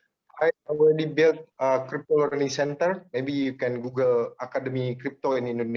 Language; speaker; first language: English; non-native, learner; Indonesian